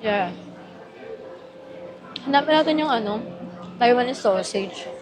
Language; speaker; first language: Filipino; native; Filipino